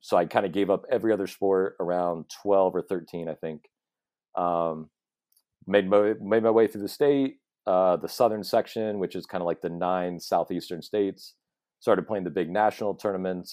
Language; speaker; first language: English; native; English